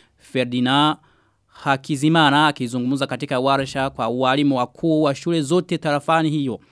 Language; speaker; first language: Swahili; non-native, local second language; Rundi